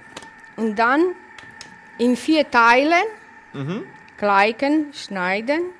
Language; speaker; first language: German; non-native, learner; Italian